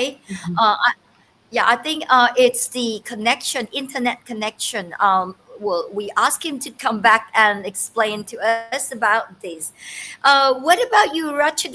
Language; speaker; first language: English; non-native, fluent; Thai